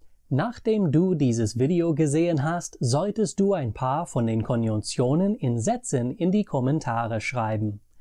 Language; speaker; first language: German; non-native, fluent; English